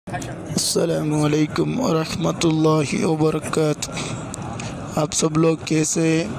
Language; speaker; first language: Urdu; non-native, fluent; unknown